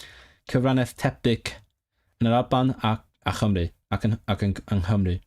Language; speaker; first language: Welsh; non-native, learner; Cantonese